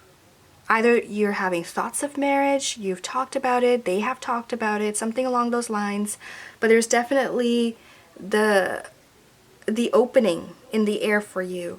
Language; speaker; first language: English; native; English